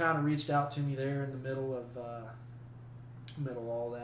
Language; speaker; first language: English; native; English